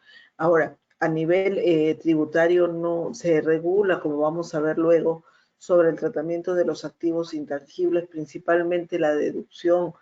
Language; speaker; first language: Spanish; native; Spanish